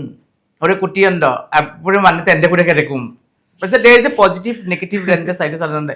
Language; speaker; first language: Malayalam; non-native, local second language; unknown